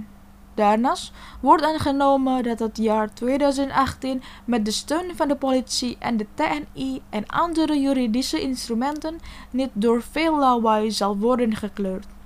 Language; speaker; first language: Dutch; non-native, fluent; Indonesian